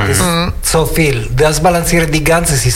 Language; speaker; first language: German; non-native, learner; Italian